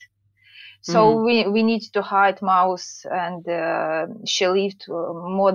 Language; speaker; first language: English; non-native, learner; Ukrainian